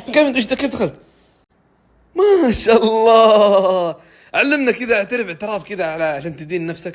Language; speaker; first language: Arabic; native; Arabic